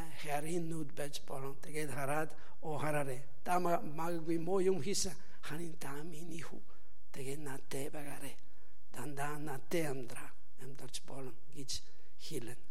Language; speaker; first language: Mongolian; non-native, learner; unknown